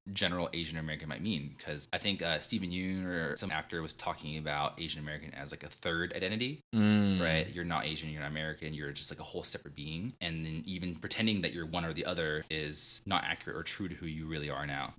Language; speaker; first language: English; early bilingual, other home language; Vietnamese